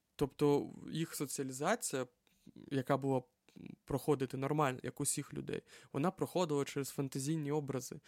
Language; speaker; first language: Ukrainian; native; Ukrainian